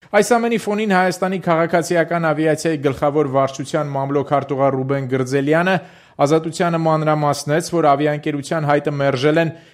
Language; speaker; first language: Armenian; native; Armenian